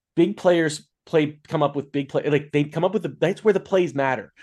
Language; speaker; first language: English; native; English